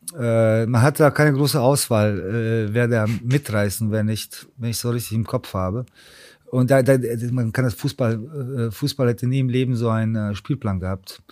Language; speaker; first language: German; early bilingual, other home language; Serbian